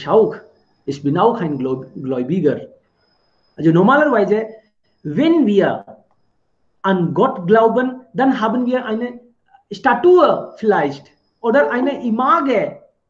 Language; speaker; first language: German; non-native, fluent; Hindi